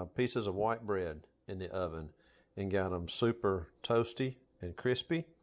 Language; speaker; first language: English; native; English